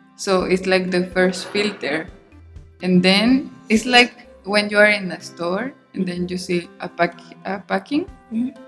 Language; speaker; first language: English; non-native, fluent; Spanish